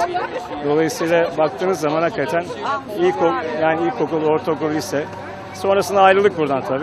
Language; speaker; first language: Turkish; native; Turkish